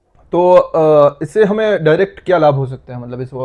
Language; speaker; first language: Hindi; non-native, local second language; Gujarati